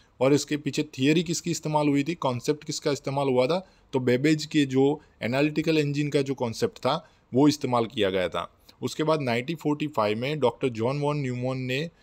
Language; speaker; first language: Hindi; non-native, local second language; Gujarati